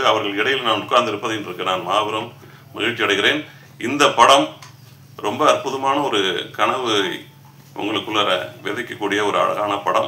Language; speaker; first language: Tamil; native; Tamil